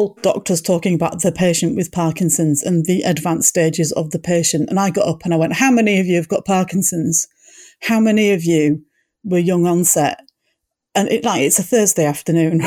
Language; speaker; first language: English; native; English